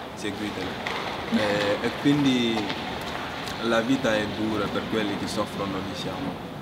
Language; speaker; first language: Italian; non-native, fluent; Wolof